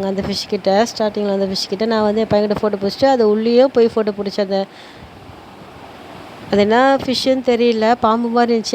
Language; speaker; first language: Tamil; native; Tamil